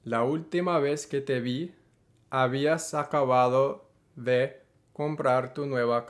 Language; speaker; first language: Spanish; non-native, fluent; English